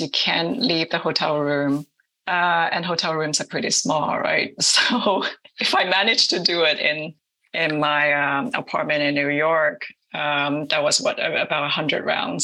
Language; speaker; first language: English; non-native, local second language; Cantonese